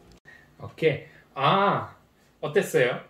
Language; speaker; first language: Korean; non-native, learner; Dutch